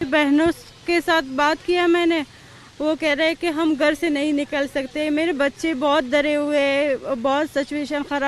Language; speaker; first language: Hindi; non-native, learner; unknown